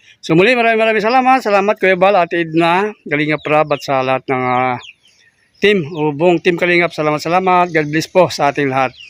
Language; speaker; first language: Filipino; native; Filipino